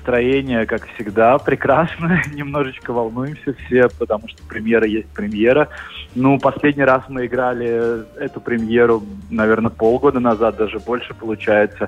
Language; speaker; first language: Russian; native; Russian